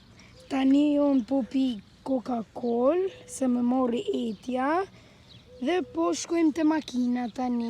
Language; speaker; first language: Albanian; early bilingual, heritage; Albanian